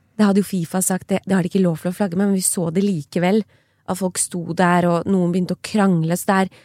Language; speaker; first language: Norwegian; early bilingual, other home language; Persian